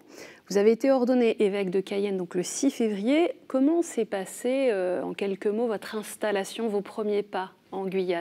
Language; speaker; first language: French; native; French